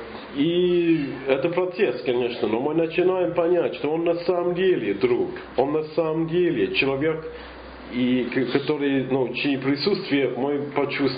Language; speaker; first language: Russian; non-native, fluent; English